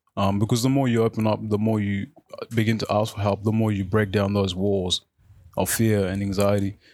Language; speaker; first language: English; non-native, local second language; Arabic